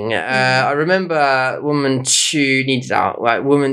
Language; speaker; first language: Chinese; non-native, learner; English